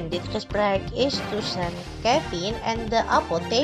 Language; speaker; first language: Dutch; non-native, fluent; Indonesian